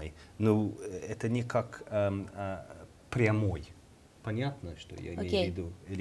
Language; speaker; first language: Russian; non-native, learner; English